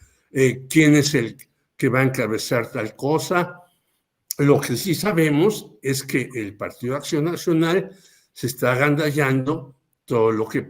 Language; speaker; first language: Spanish; native; Spanish